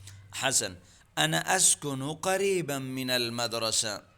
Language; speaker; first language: Arabic; non-native, fluent; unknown